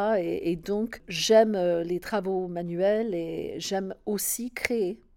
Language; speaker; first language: French; non-native, fluent; English